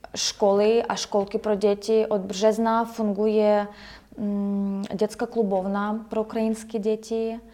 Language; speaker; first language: Czech; non-native, learner; Ukrainian